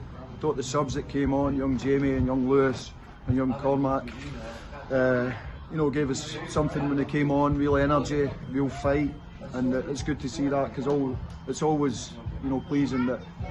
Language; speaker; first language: English; native; English